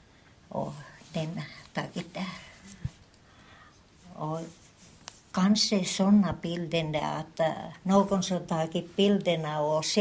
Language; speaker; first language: Swedish; non-native, learner; Finnish